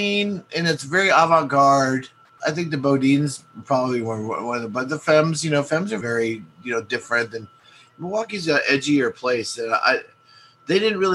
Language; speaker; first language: English; native; English